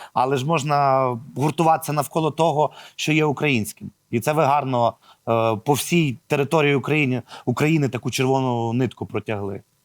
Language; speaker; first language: Ukrainian; native; Ukrainian